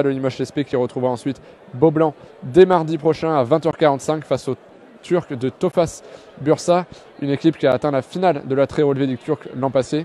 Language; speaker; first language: French; native; French